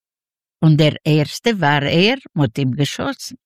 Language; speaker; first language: German; non-native, learner; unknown